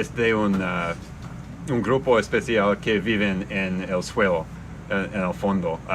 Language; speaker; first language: Spanish; non-native, learner; English